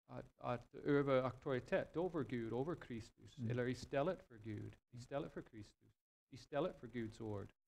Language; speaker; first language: Swedish; non-native, fluent; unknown